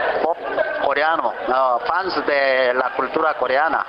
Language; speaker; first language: Spanish; non-native, learner; Korean